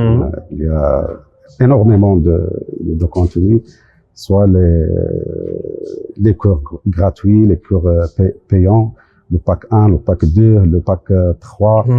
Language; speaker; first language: French; non-native, local second language; Arabic